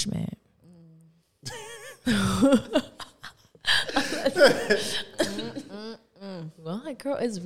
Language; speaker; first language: English; non-native, fluent; Spanish